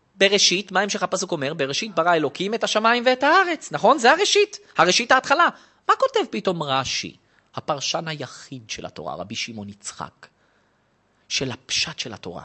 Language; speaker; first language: Hebrew; native; Hebrew